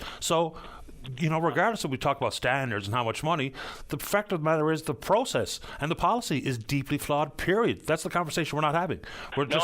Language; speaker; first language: English; native; English